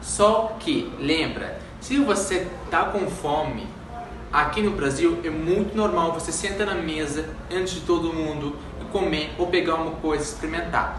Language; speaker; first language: Portuguese; non-native, fluent; Arabic